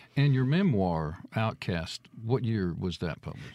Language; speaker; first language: English; native; English